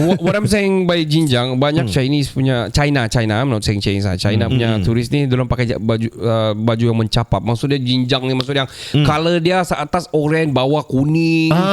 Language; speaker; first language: Malay; native; Malay